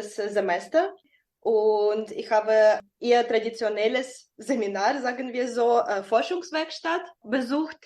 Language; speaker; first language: German; non-native, fluent; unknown